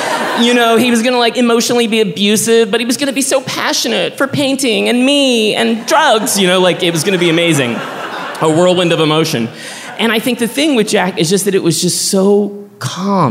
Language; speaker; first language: English; native; English